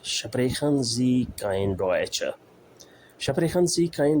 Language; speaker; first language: German; non-native, learner; Urdu